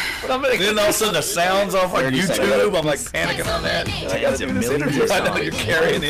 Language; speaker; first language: English; native; English